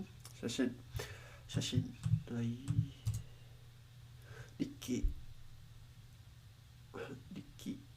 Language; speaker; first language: Japanese; non-native, learner; Spanish